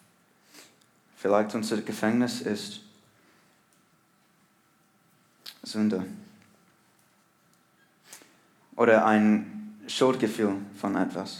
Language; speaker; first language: German; non-native, learner; English